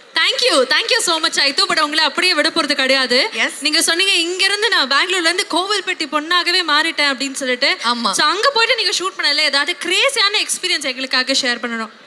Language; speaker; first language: Tamil; native; Tamil